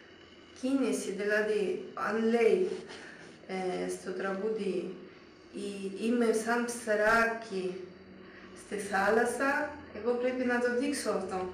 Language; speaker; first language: Greek; non-native, learner; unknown